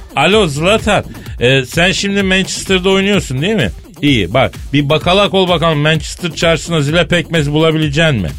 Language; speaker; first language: Turkish; native; Turkish